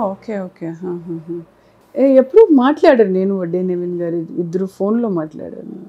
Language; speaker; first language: Telugu; non-native, local second language; Kannada